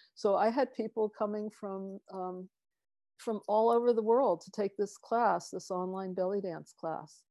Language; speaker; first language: English; native; English